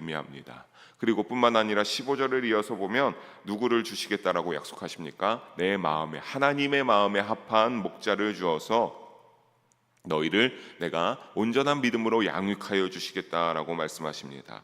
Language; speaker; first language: Korean; native; Korean